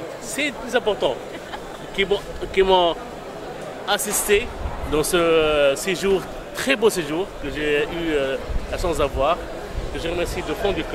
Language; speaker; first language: French; non-native, local second language; Arabic